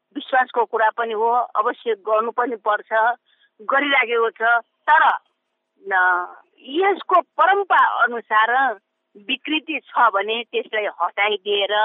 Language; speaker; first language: Nepali; non-native, local second language; Newari